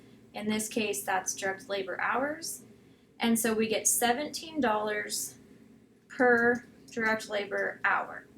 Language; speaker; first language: English; native; English